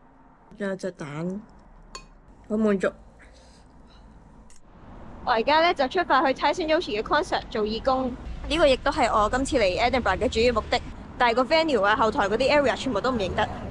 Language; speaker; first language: Cantonese; native; Cantonese